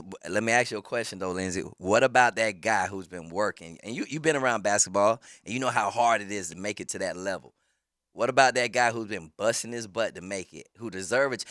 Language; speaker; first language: English; native; English